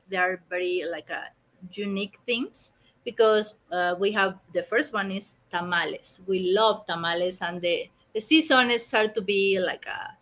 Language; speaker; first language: English; non-native, learner; Spanish